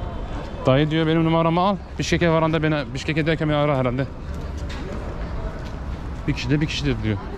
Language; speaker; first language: Turkish; native; Turkish